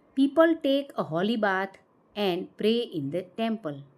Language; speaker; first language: English; non-native, local second language; Gujarati